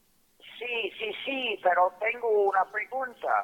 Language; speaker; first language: Spanish; non-native, fluent; English